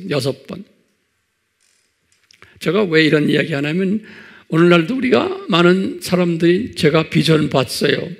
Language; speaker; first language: Korean; native; Korean